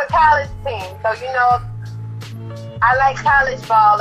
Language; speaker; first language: English; native; English